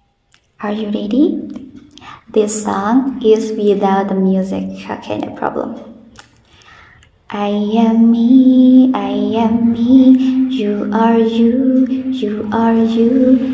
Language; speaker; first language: English; non-native, fluent; Indonesian